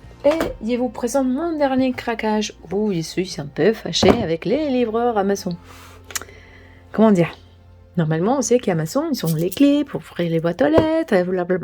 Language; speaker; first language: French; non-native, learner; Spanish